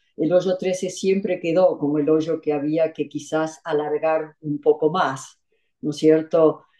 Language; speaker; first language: Spanish; native; Spanish